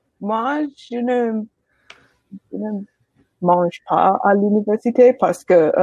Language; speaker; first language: French; non-native, learner; English